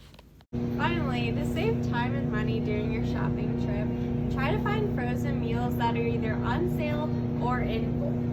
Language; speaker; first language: English; native; English